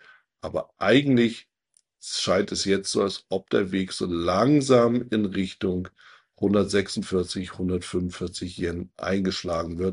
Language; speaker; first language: German; native; German